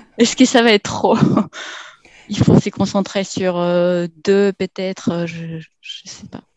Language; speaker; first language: French; non-native, fluent; Spanish